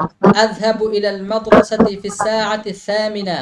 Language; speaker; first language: Arabic; non-native, fluent; Bangla